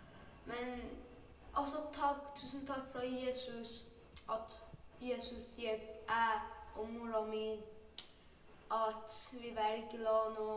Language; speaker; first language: Norwegian; non-native, learner; Persian